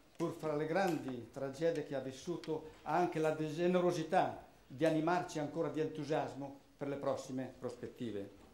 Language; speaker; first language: Italian; early bilingual, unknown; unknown